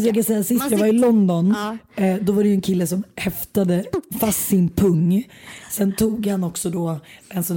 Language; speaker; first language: Swedish; native; Swedish